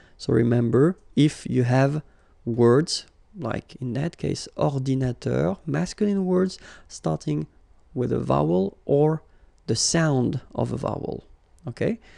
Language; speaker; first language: English; non-native, fluent; French